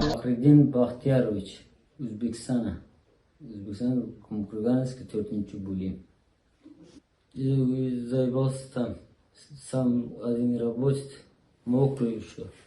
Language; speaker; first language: Russian; non-native, learner; Uzbek